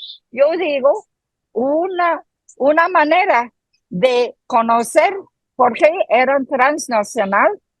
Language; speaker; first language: Spanish; non-native, fluent; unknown